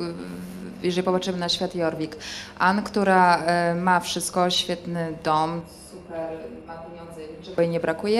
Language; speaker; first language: Polish; native; Polish